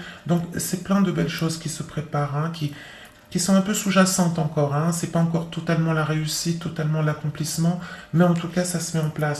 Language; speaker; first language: French; native; French